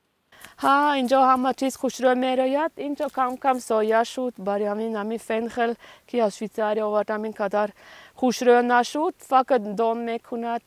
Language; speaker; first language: Persian; non-native, fluent; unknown